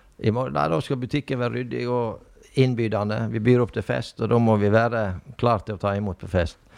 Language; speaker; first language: Norwegian; native; Norwegian